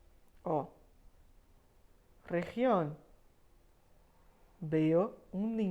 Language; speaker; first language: Spanish; non-native, fluent; Portuguese